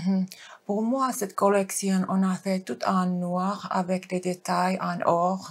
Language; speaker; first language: French; non-native, fluent; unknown